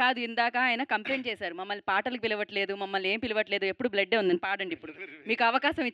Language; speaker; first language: Telugu; native; Telugu